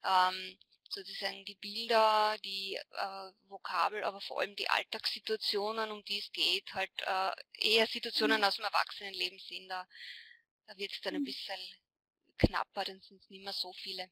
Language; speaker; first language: German; native; German